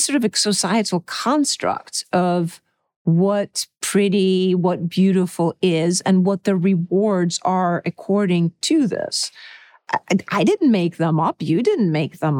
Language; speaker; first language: English; early bilingual, other home language; Czech